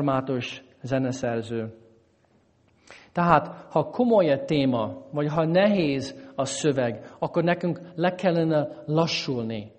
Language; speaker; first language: Hungarian; non-native, fluent; English